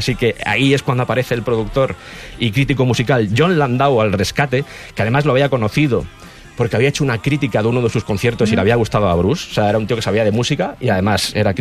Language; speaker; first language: Spanish; native; Spanish